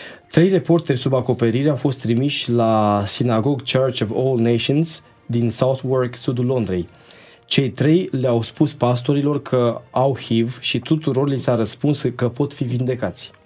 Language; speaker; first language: Romanian; native; Romanian